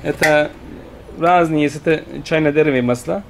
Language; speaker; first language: Russian; non-native, learner; Turkish